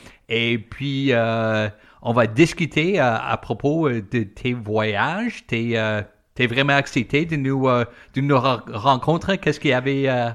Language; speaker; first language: French; non-native, learner; English